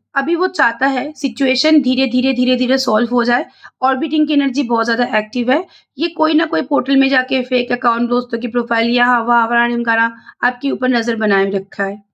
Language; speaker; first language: Hindi; non-native, local second language; Bangla